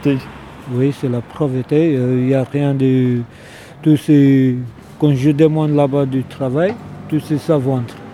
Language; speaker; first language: French; non-native, learner; Romanian